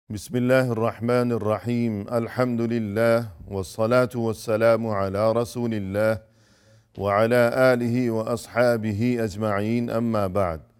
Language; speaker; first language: Urdu; native; Urdu